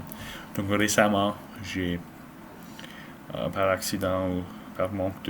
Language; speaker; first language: French; non-native, learner; English